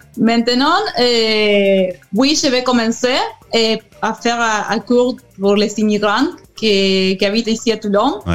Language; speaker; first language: French; non-native, learner; Spanish